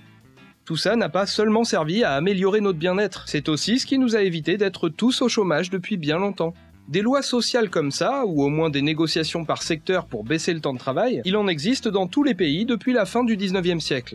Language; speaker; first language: French; native; French